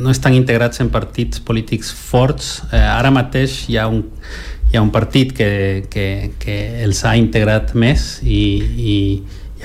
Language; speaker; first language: Catalan; non-native, fluent; Spanish